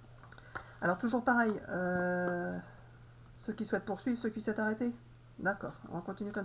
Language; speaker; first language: French; native; French